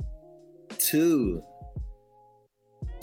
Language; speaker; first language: English; non-native, local second language; Filipino